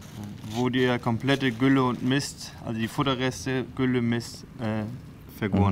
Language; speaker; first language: German; native; German